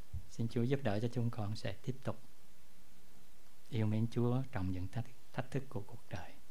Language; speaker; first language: Vietnamese; native; Vietnamese